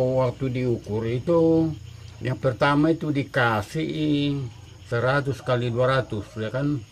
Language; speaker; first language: Indonesian; non-native, local second language; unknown